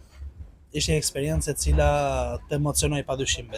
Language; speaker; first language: Albanian; native; Albanian